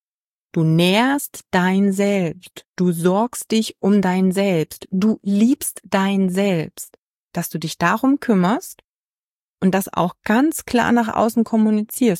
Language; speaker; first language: German; native; German